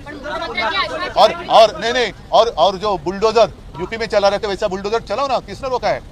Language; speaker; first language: Hindi; non-native, local second language; Marathi